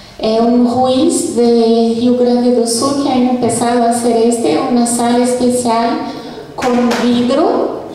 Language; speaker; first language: Spanish; non-native, fluent; Portuguese